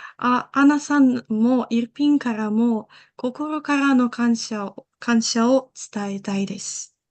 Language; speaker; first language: Japanese; non-native, learner; Ukrainian